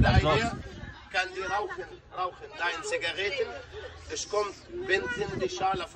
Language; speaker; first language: German; non-native, learner; Arabic